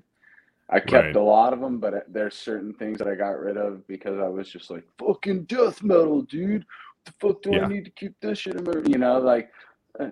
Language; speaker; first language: English; native; English